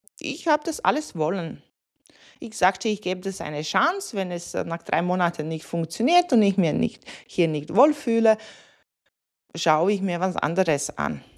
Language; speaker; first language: German; non-native, fluent; Latvian